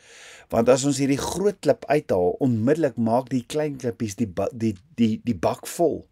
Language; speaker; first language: Afrikaans; native; Afrikaans